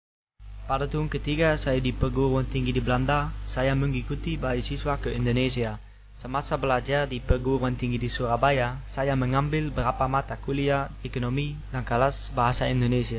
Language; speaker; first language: Indonesian; non-native, learner; Dutch